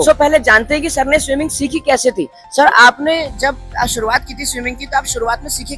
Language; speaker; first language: Hindi; native; Hindi